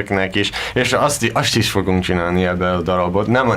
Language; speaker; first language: Hungarian; non-native, learner; English